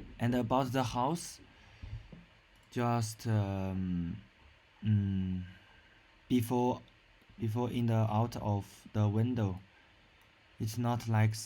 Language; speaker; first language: English; non-native, learner; Chinese